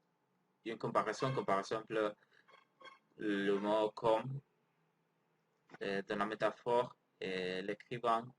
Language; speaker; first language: French; non-native, learner; Spanish